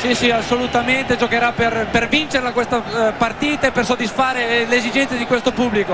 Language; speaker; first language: Italian; native; Italian